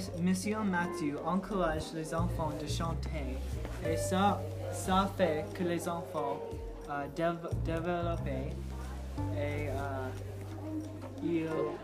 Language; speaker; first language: French; non-native, learner; English